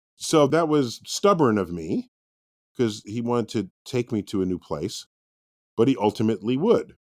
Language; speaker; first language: English; native; English